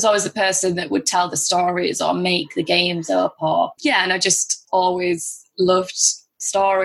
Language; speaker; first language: English; native; English